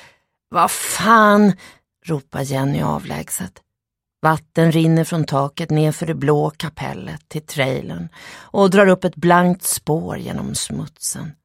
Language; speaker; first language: Swedish; native; Swedish